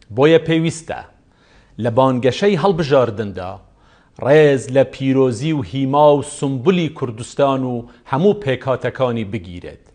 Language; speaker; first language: Central Kurdish; non-native, local second language; Kurdish